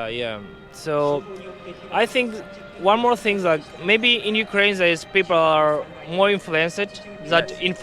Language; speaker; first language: English; non-native, learner; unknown